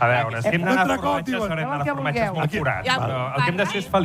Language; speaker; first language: Catalan; native; Catalan